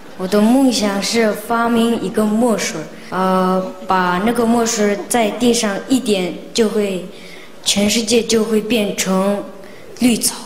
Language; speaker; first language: Chinese; non-native, local second language; Mongolian